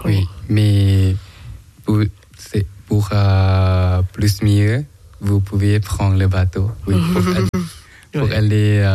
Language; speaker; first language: French; non-native, learner; Thai